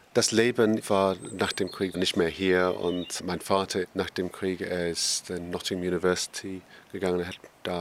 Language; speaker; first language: German; non-native, fluent; English